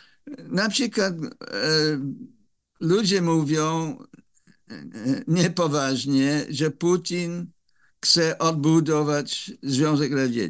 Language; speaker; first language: Polish; non-native, fluent; English